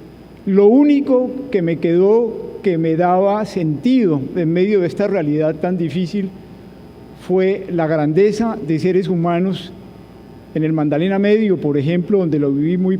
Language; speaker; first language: Spanish; native; Spanish